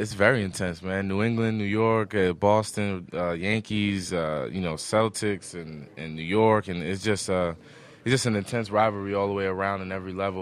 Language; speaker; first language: English; early bilingual, other home language; Spanish